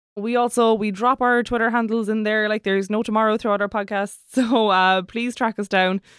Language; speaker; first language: English; native; English